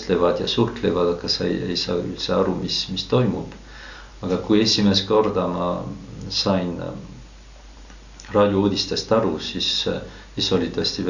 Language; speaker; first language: Estonian; non-native, fluent; French